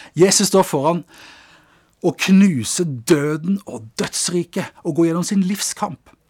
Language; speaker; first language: Norwegian; native; Norwegian